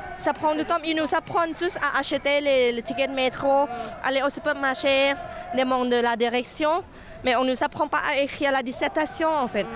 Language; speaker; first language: French; non-native, fluent; Thai